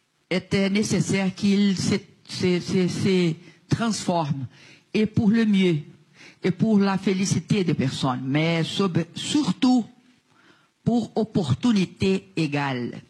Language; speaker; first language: French; non-native, learner; Portuguese